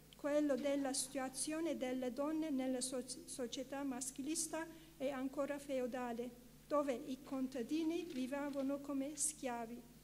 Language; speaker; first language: Italian; non-native, fluent; Kurdish